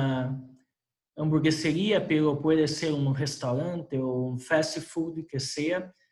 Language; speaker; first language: Spanish; non-native, fluent; Portuguese